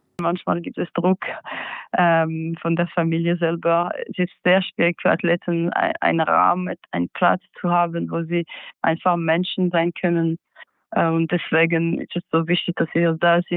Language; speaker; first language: German; non-native, fluent; French